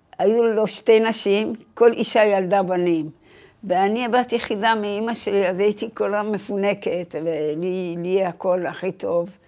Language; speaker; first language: Hebrew; early bilingual, other home language; Persian